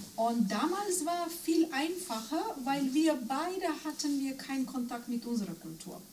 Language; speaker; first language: German; non-native, fluent; Macedonian